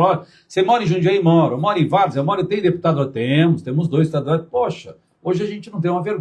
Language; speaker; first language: Portuguese; native; Portuguese